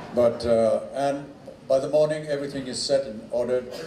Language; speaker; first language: English; non-native, local second language; Hindi